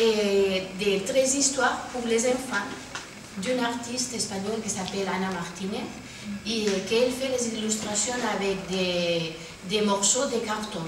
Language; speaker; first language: French; non-native, fluent; Spanish